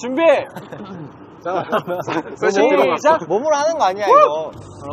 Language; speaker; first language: Korean; native; Korean